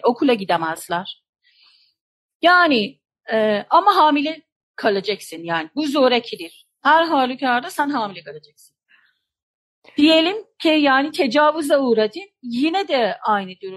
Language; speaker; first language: Turkish; non-native, fluent; Persian